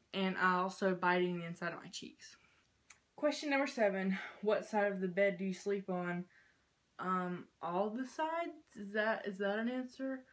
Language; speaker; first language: English; native; English